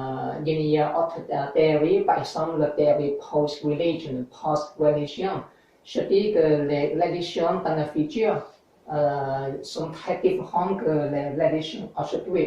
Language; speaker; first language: French; non-native, learner; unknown